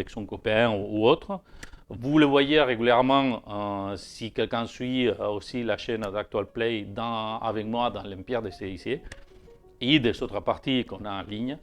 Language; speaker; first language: French; native; French